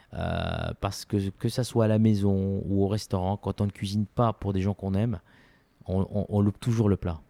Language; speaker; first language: French; non-native, local second language; Arabic